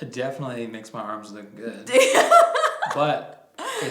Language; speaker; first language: English; native; English